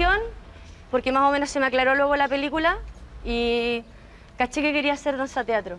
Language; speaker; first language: Spanish; native; Spanish